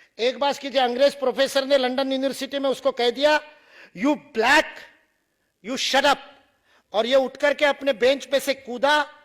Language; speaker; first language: Hindi; non-native, local second language; Marathi